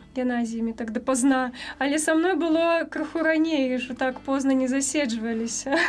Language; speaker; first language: Belarusian; native; Belarusian